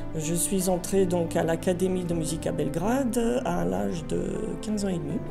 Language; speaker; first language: French; non-native, fluent; Serbian